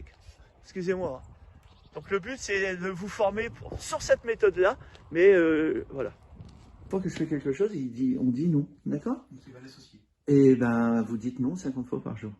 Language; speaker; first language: French; native; French